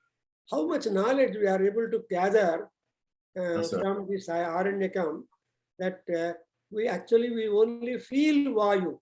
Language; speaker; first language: English; non-native, local second language; Telugu